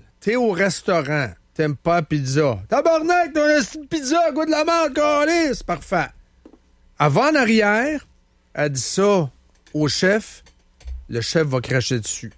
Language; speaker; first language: French; native; French